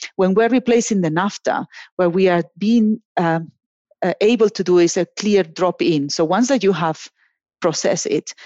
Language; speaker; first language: English; non-native, fluent; Spanish